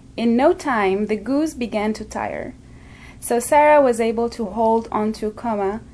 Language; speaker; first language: English; non-native, fluent; Arabic